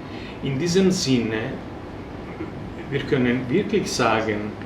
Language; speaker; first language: German; non-native, fluent; Italian